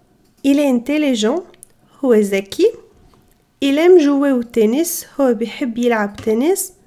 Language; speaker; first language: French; non-native, fluent; Arabic